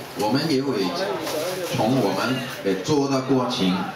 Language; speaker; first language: Chinese; non-native, local second language; Cantonese